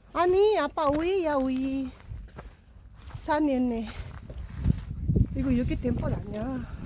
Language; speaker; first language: Korean; non-native, learner; Filipino